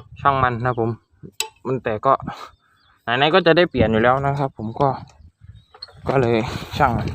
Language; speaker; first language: Thai; native; Thai